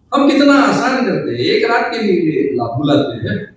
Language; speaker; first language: Hindi; non-native, local second language; Marathi